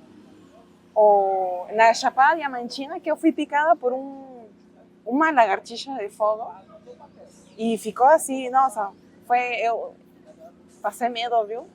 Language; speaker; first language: Portuguese; non-native, fluent; Spanish